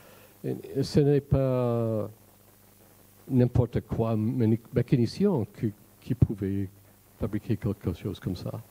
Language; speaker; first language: French; non-native, fluent; English